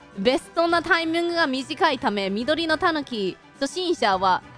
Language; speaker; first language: Japanese; non-native, fluent; English